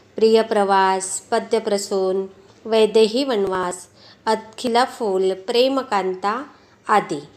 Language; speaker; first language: Hindi; non-native, local second language; Marathi